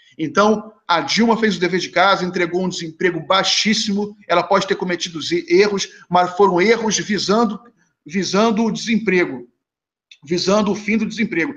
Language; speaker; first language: Portuguese; native; Portuguese